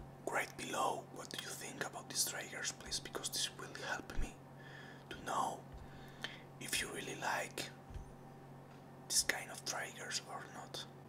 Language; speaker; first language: English; non-native, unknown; Spanish